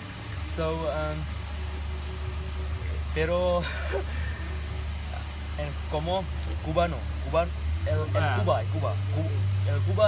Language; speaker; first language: Spanish; non-native, learner; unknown